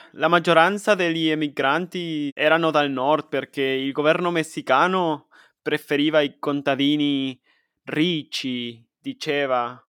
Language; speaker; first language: Italian; non-native, fluent; Spanish